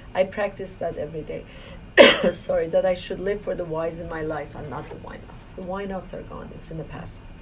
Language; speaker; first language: English; non-native, fluent; Persian